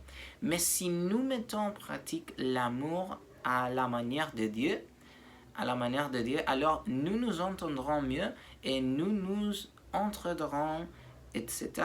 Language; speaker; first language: French; non-native, learner; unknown